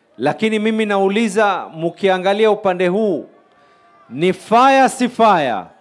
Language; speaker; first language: Swahili; native; Swahili